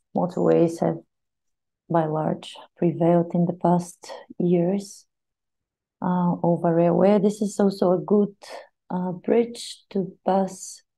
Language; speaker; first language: English; non-native, fluent; Bulgarian